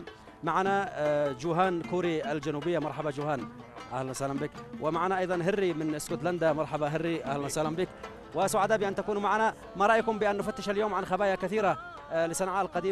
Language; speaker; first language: Arabic; native; Arabic